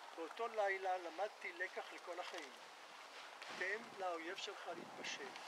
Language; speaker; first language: Hebrew; native; Hebrew